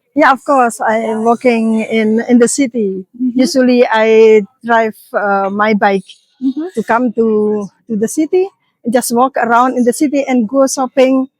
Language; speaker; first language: English; non-native, learner; Indonesian